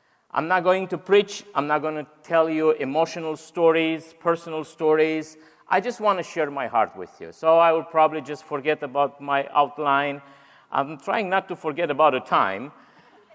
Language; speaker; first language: English; non-native, fluent; Romanian